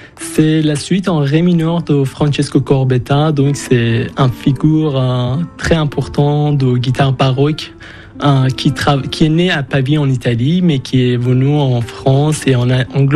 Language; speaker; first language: French; non-native, fluent; Persian